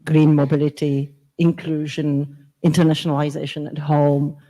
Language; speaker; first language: English; non-native, fluent; Czech